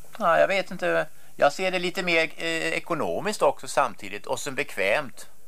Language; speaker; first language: Swedish; native; Swedish